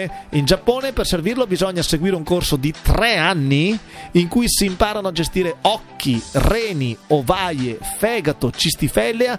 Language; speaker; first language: Italian; native; Italian